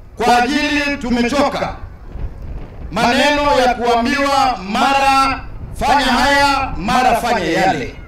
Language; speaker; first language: Swahili; native; Swahili